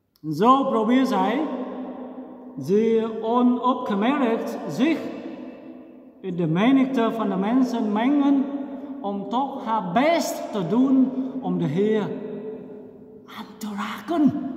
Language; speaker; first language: Dutch; non-native, fluent; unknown